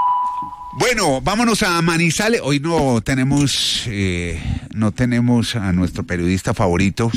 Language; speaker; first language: Spanish; native; Spanish